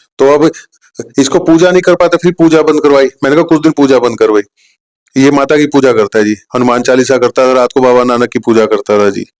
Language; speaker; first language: Hindi; native; Hindi